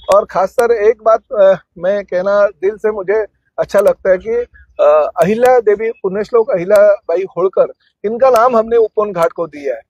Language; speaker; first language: Hindi; non-native, local second language; Marathi